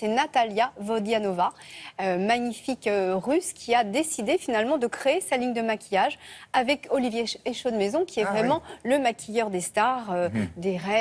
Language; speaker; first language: French; native; French